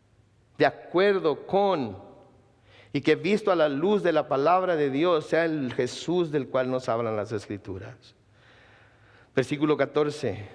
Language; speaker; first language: Spanish; native; Spanish